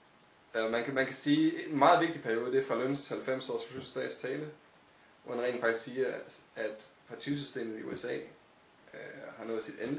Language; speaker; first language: Danish; native; Danish